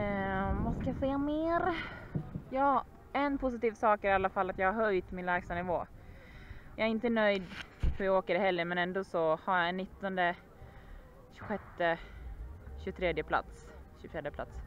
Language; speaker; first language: Swedish; native; Swedish